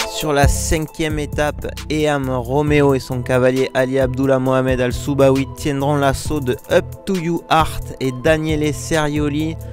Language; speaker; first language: French; native; French